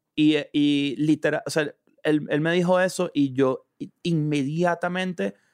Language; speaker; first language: Spanish; native; Spanish